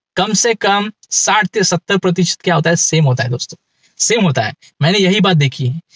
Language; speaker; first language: Hindi; native; Hindi